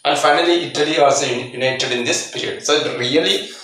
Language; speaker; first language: English; non-native, local second language; Malayalam